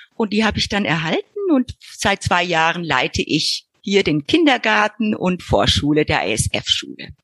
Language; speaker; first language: German; early bilingual, heritage; Spanish